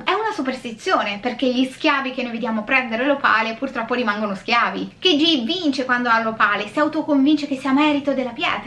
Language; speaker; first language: Italian; native; Italian